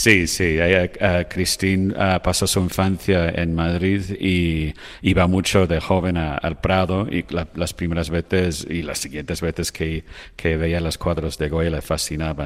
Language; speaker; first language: Spanish; non-native, fluent; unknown